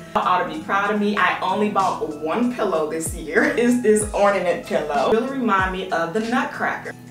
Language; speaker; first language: English; native; English